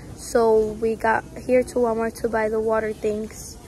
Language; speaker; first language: English; early bilingual, other home language; Spanish